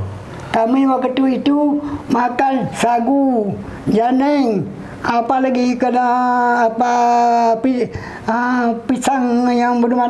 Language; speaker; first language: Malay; non-native, local second language; Achinese